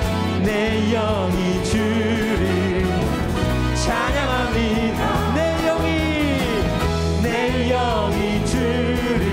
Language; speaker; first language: Korean; native; Korean